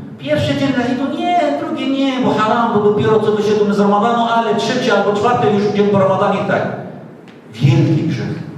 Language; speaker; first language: Polish; non-native, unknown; Arabic